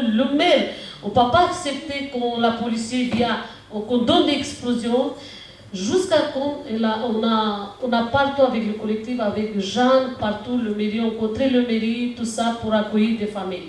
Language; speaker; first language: French; non-native, learner; Romanian